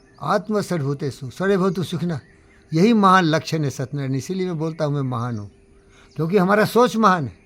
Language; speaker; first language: Hindi; non-native, local second language; Bangla